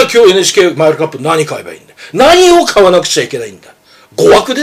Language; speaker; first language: Japanese; native; Japanese